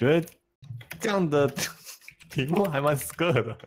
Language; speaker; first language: Chinese; native; Chinese